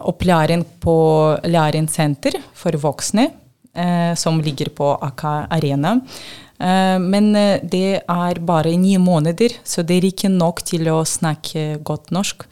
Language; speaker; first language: Norwegian; non-native, learner; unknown